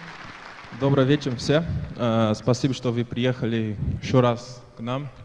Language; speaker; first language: Russian; non-native, fluent; Portuguese